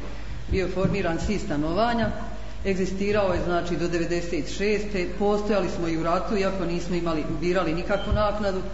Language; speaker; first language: Croatian; native; Croatian